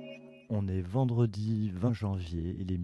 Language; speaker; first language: French; native; French